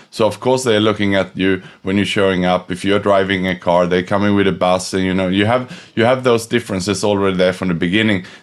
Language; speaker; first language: English; non-native, fluent; Swedish